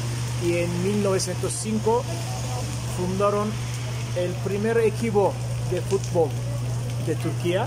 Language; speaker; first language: Spanish; non-native, fluent; Turkish